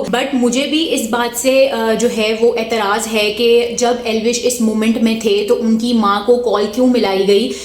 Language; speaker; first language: Urdu; native; Urdu